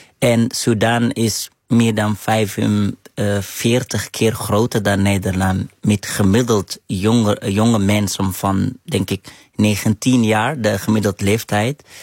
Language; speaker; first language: Dutch; non-native, fluent; Arabic